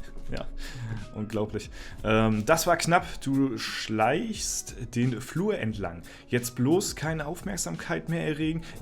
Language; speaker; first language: German; native; German